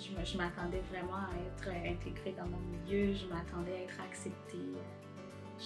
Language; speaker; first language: French; non-native, local second language; Haitian Creole